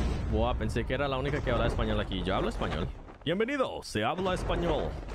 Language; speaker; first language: Spanish; early bilingual, heritage; Spanish